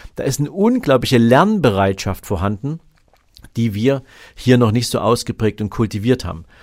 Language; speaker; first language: German; native; German